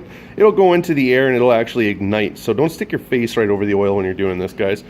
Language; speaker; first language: English; native; English